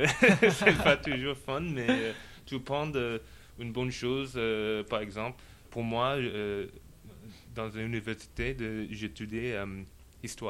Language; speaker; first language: French; non-native, learner; English